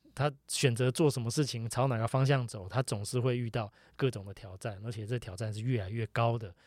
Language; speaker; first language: Chinese; native; Chinese